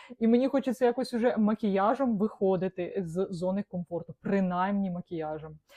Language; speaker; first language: Ukrainian; non-native, local second language; Russian